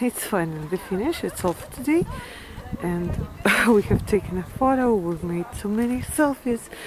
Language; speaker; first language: English; non-native, fluent; Russian